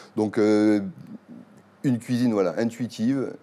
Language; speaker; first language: French; native; French